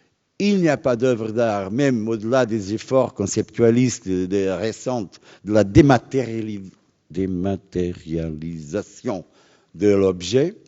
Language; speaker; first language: French; non-native, fluent; Portuguese